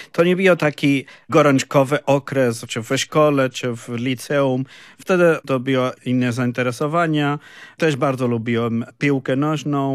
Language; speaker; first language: Polish; non-native, fluent; Spanish